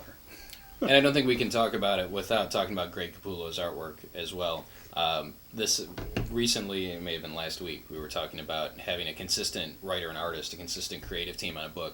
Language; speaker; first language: English; native; English